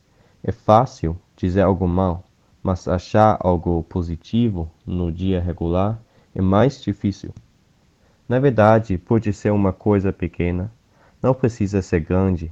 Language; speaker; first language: Portuguese; non-native, fluent; German